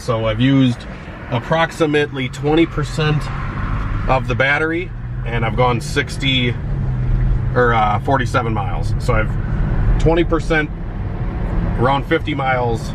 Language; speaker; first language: English; native; English